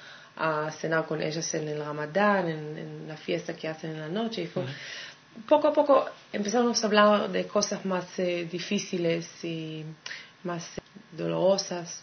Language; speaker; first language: Spanish; non-native, fluent; Hebrew